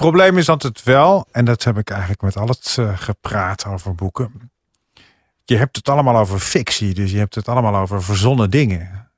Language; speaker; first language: Dutch; native; Dutch